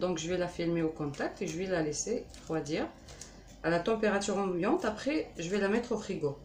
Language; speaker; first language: French; non-native, local second language; Arabic